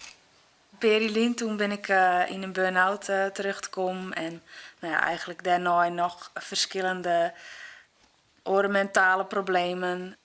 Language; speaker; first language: Dutch; non-native, local second language; Western Frisian